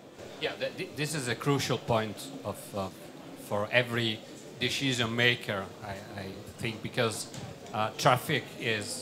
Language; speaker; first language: English; non-native, fluent; Italian